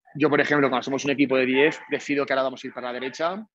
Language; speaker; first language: Spanish; native; Spanish